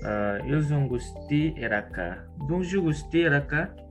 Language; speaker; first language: French; non-native, learner; Indonesian